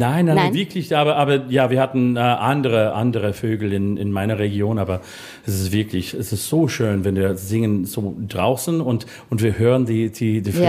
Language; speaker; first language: German; non-native, fluent; English